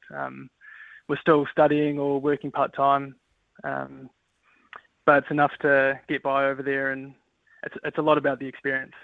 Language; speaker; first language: English; native; English